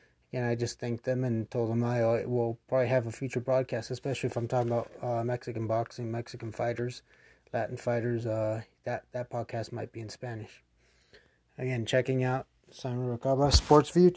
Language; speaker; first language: English; native; English